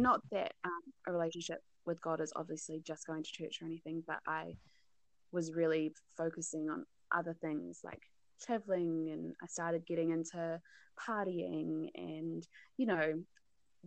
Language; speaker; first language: English; native; English